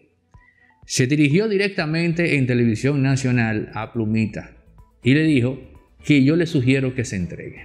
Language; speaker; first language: Spanish; native; Spanish